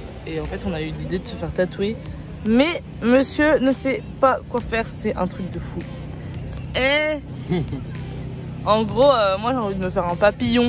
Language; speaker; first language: French; native; French